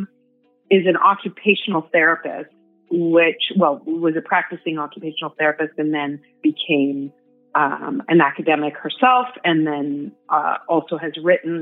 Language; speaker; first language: English; native; English